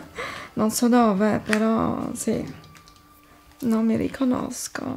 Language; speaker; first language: Italian; non-native, fluent; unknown